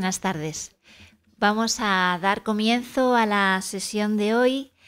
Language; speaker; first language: Spanish; native; Spanish